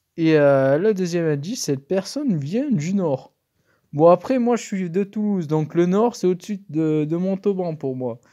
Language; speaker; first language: French; native; French